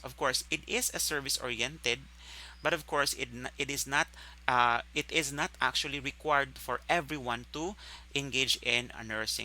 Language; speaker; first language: English; non-native, local second language; Filipino